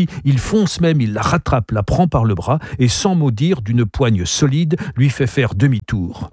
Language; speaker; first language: French; native; French